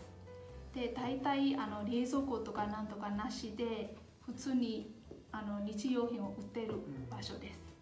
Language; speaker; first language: Japanese; non-native, fluent; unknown